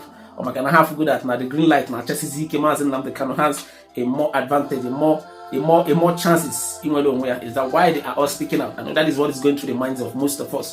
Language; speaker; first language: English; non-native, local second language; Igbo